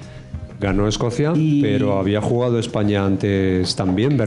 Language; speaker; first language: Spanish; native; Spanish